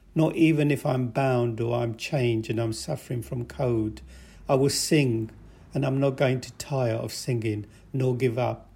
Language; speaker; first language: English; native; English